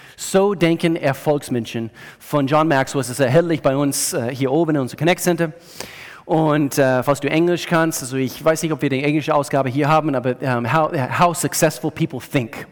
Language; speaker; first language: German; non-native, fluent; English